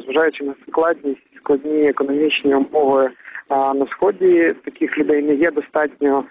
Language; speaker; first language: Ukrainian; native; Ukrainian